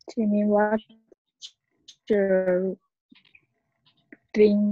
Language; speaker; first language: English; non-native, learner; Korean